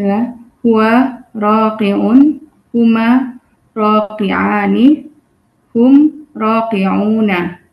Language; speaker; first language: Arabic; non-native, learner; Indonesian